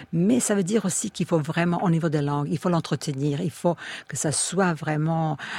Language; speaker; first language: French; non-native, fluent; Serbian